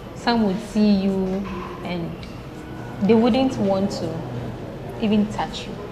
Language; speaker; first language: English; non-native, local second language; Akan